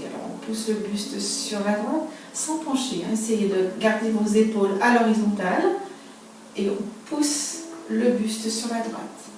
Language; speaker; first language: French; native; French